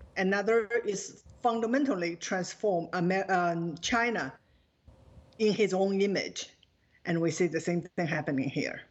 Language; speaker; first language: English; non-native, fluent; Chinese